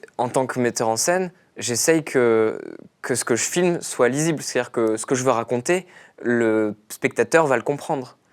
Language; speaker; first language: French; native; French